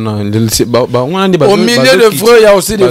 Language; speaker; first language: French; non-native, local second language; Lingala